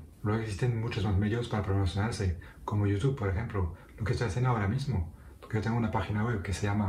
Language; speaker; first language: Spanish; non-native, fluent; French